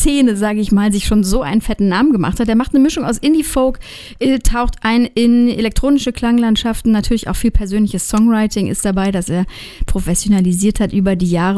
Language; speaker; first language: German; native; German